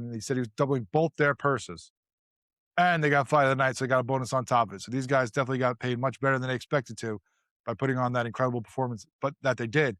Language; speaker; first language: English; native; English